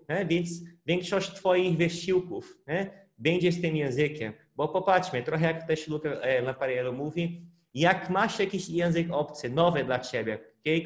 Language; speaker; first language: Polish; non-native, fluent; Portuguese